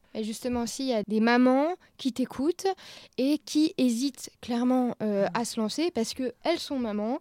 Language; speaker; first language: French; native; French